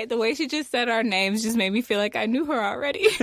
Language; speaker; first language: English; native; English